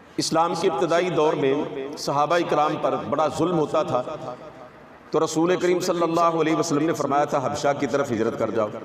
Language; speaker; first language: Urdu; non-native, local second language; Punjabi